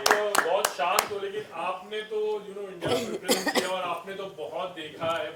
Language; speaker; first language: Hindi; native; Hindi